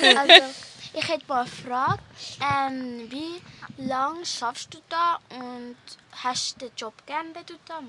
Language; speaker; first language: German; native; German